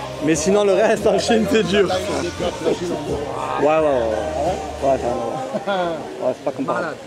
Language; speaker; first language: French; native; French